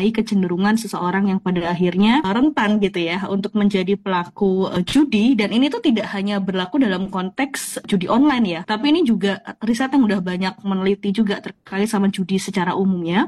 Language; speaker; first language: Indonesian; native; Indonesian